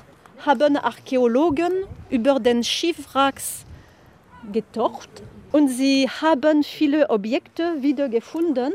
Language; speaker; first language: German; non-native, fluent; French